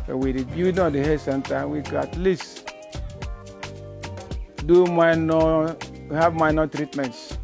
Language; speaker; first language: English; non-native, local second language; Igbo